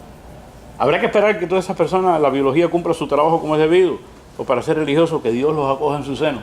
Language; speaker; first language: Spanish; native; Spanish